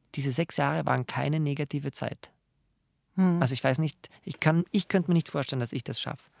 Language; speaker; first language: German; native; German